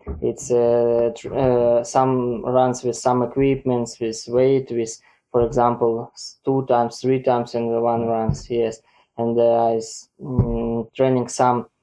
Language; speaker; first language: English; non-native, learner; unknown